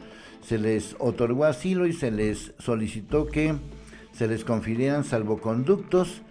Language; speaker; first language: Spanish; native; Spanish